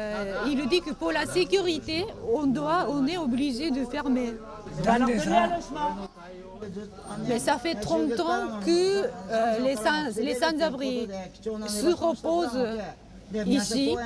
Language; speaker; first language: French; non-native, fluent; Japanese